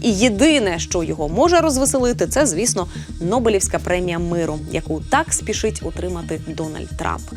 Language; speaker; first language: Ukrainian; native; Ukrainian